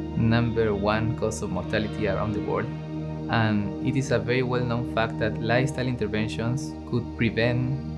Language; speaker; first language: English; non-native, fluent; Spanish